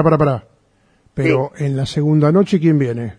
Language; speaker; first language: Spanish; native; Spanish